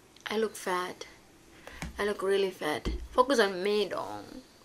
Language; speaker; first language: English; non-native, fluent; Indonesian